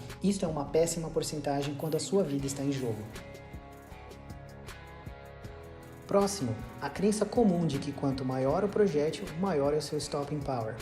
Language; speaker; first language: Portuguese; native; Portuguese